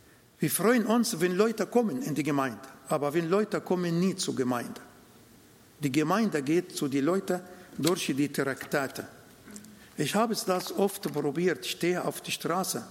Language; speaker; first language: German; non-native, learner; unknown